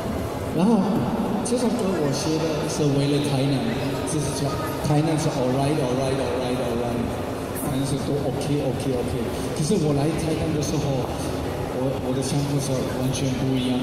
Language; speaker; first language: Chinese; non-native, fluent; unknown